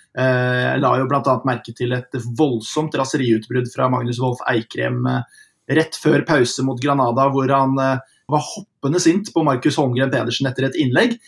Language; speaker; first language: Norwegian; early bilingual, heritage; Norwegian